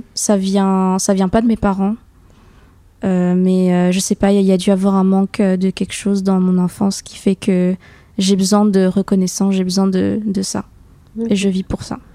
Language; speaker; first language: French; native; French